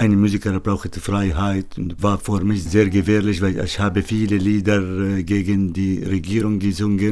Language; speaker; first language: German; non-native, learner; Arabic